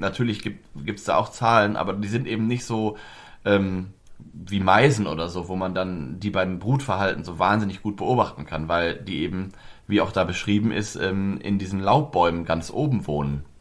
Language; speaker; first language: German; native; German